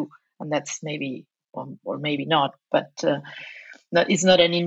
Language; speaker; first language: English; non-native, fluent; Spanish